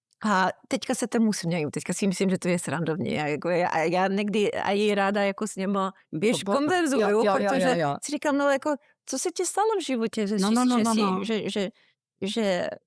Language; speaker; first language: Czech; early bilingual, heritage; Czech